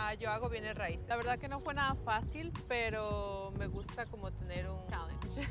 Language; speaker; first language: Spanish; native; Spanish